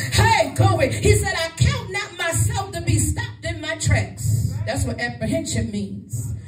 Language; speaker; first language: English; native; English